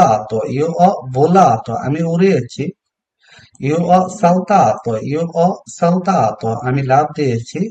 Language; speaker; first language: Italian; non-native, fluent; Bangla